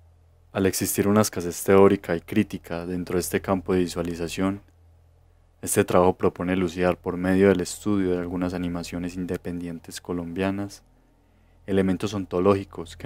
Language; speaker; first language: Spanish; native; Spanish